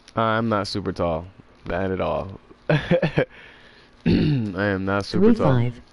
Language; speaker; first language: English; native; English